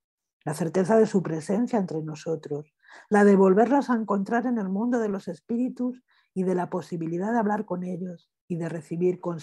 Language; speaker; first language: Spanish; native; Spanish